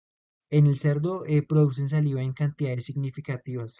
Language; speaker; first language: Spanish; native; Spanish